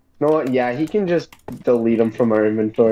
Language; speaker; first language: English; native; English